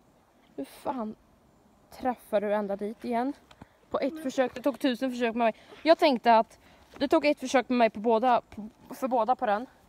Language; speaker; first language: Swedish; native; Swedish